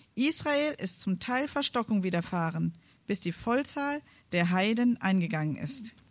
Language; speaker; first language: German; native; German